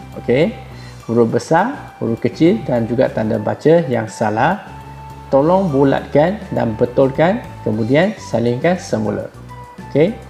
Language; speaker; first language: Malay; non-native, local second language; Chinese